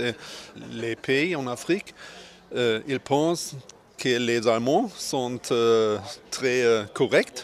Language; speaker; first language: French; non-native, fluent; German